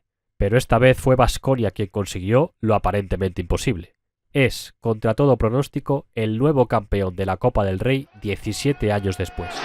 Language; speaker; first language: Spanish; native; Spanish